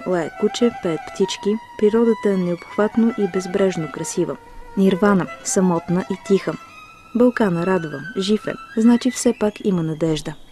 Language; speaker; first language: Bulgarian; native; Bulgarian